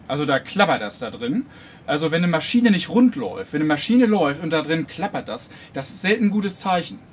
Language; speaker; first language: German; native; German